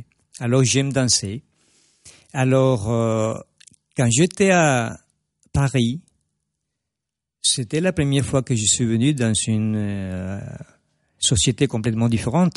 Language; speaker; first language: French; non-native, fluent; Spanish